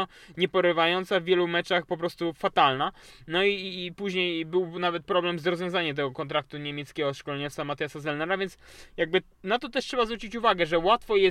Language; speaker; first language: Polish; native; Polish